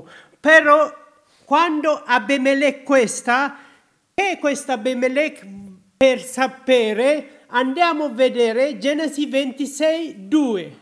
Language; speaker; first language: Italian; non-native, learner; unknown